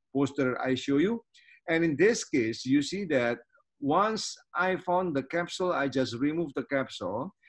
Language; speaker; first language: English; non-native, fluent; Indonesian